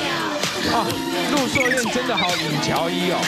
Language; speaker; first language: Chinese; native; Chinese